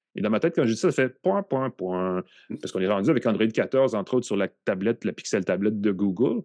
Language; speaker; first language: French; native; French